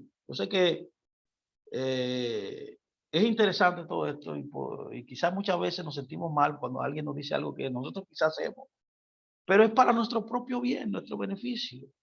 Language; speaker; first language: Spanish; native; Spanish